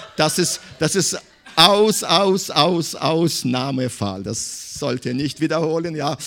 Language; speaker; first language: German; non-native, fluent; Russian